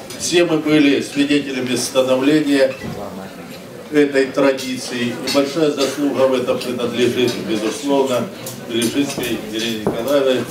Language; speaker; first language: Russian; native; Russian